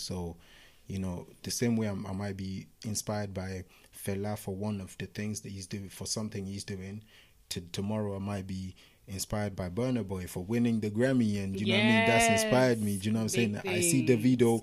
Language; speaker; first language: English; non-native, local second language; Yoruba